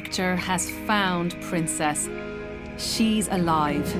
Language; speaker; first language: English; native; English